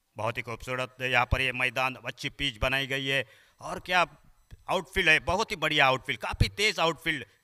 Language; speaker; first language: Hindi; non-native, local second language; Marathi